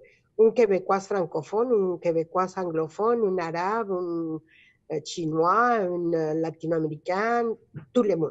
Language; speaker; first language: French; non-native, fluent; Spanish